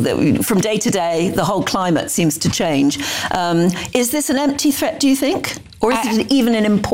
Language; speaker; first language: English; native; English